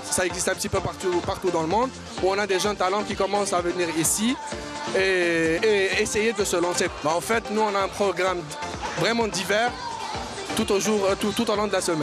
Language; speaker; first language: French; native; French